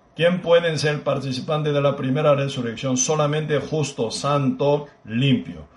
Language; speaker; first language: Spanish; non-native, fluent; Korean